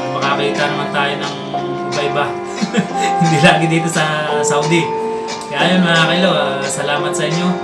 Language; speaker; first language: Filipino; non-native, local second language; Cebuano